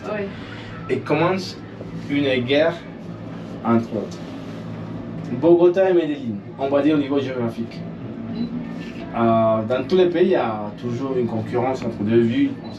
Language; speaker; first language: French; non-native, fluent; Spanish